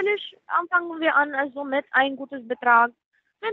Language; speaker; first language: German; non-native, fluent; Spanish